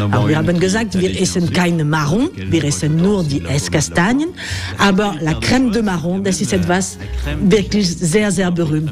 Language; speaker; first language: German; non-native, learner; French